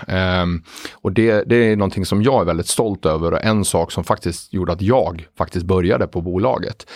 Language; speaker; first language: Swedish; native; Swedish